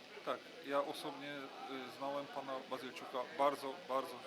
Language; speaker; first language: Polish; non-native, fluent; Hungarian